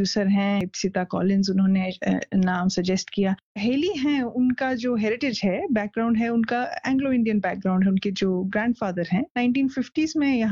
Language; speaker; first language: Hindi; non-native, local second language; Punjabi